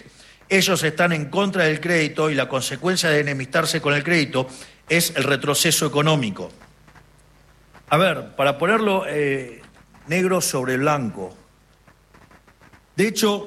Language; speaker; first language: Spanish; native; Spanish